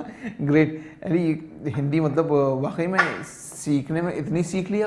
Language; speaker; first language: Hindi; native; Hindi